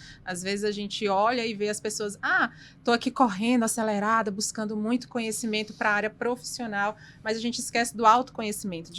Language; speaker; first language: Portuguese; native; Portuguese